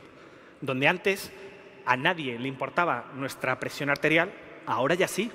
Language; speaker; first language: Spanish; native; Spanish